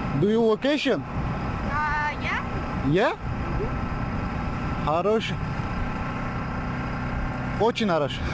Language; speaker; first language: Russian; non-native, learner; Turkish